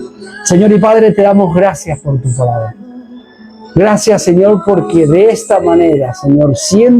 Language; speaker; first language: Spanish; native; Spanish